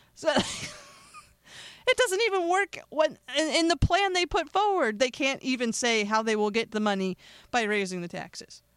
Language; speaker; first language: English; native; English